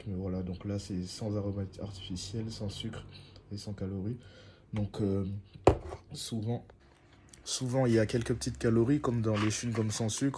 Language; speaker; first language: French; native; French